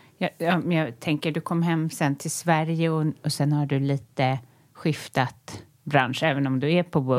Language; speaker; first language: Swedish; native; Swedish